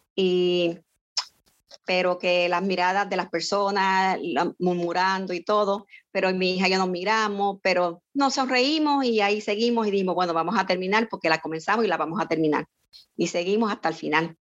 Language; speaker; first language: Spanish; native; Spanish